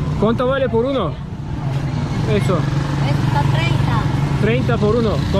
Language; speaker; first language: Spanish; non-native, learner; Turkish